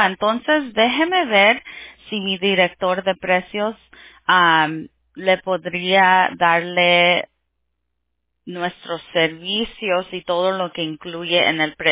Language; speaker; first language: Spanish; early bilingual, heritage; Spanish